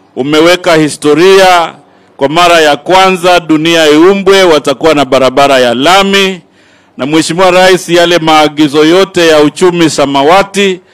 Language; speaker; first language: Swahili; native; Swahili